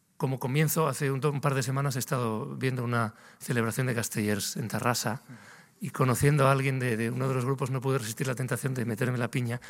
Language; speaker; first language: Spanish; native; Spanish